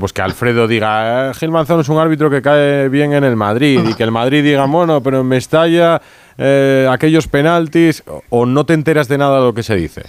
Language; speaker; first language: Spanish; native; Spanish